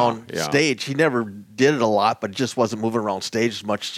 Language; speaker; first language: English; native; English